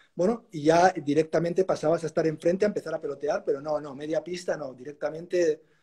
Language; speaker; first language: Spanish; native; Spanish